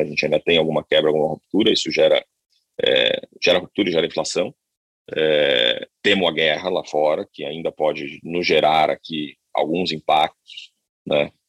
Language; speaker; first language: Portuguese; native; Portuguese